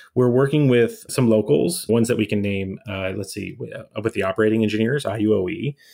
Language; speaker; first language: English; native; English